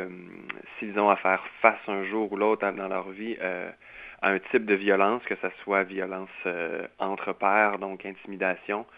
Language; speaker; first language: French; native; French